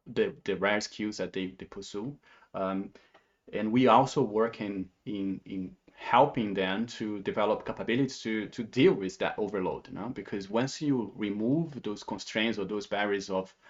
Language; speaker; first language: English; non-native, fluent; Portuguese